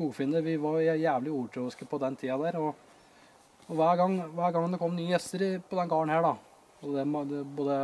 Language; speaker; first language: Norwegian; native; Norwegian